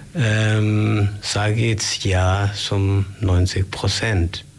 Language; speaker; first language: German; non-native, learner; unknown